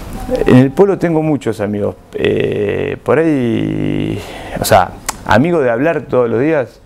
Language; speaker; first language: Spanish; native; Spanish